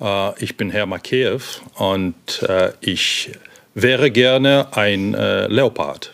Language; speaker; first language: German; non-native, fluent; Ukrainian